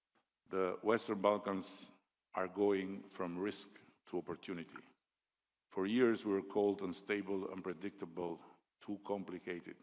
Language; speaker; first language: English; non-native, local second language; Albanian